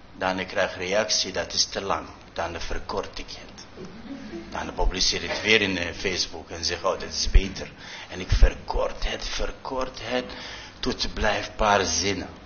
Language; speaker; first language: Dutch; non-native, fluent; Arabic